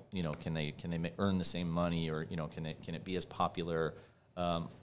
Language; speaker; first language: English; native; English